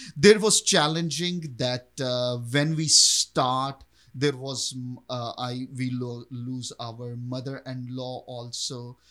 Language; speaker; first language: English; non-native, local second language; Urdu